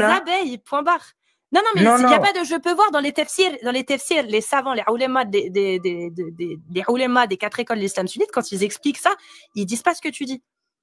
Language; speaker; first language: French; native; French